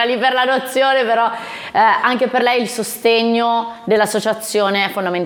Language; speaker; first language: Italian; native; Italian